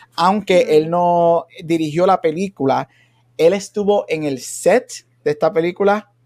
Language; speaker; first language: Spanish; native; Spanish